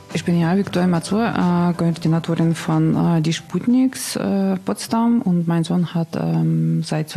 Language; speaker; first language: German; non-native, learner; Russian